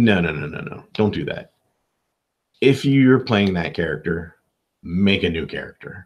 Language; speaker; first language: English; native; English